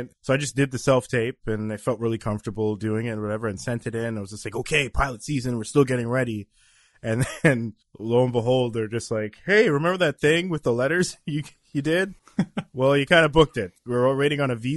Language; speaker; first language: English; native; English